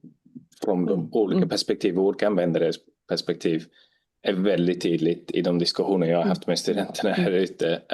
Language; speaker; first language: Swedish; non-native, fluent; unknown